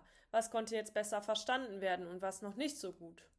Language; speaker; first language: German; native; German